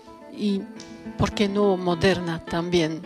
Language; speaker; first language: Spanish; non-native, learner; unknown